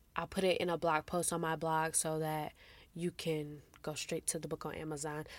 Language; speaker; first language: English; native; English